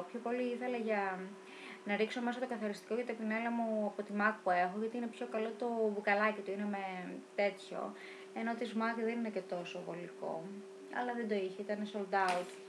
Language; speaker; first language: Greek; native; Greek